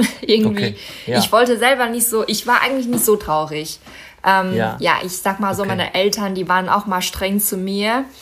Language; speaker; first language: German; non-native, fluent; Chinese